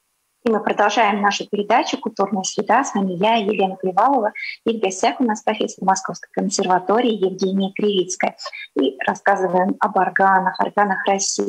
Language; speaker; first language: Russian; native; Russian